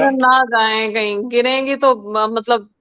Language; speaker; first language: Urdu; native; Urdu